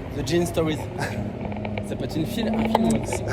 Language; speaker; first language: French; native; French